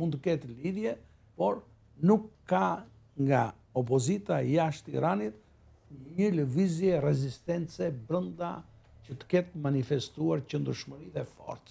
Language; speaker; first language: Albanian; native; Albanian